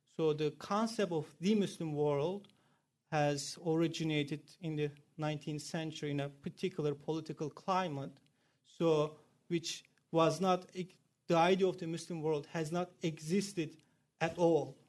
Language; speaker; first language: English; non-native, fluent; Turkish